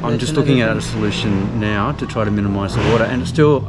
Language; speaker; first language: English; native; English